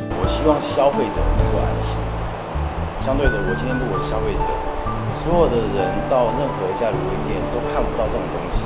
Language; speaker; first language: Chinese; native; Chinese